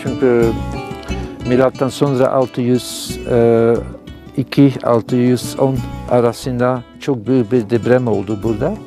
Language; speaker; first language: Turkish; non-native, fluent; Dutch